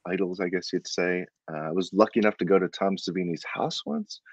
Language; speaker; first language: English; native; English